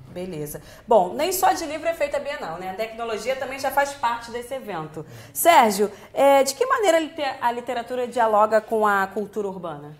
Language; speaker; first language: Portuguese; native; Portuguese